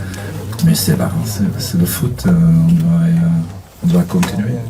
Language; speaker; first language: French; non-native, fluent; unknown